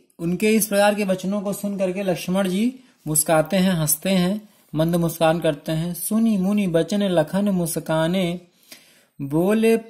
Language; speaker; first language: Hindi; native; Hindi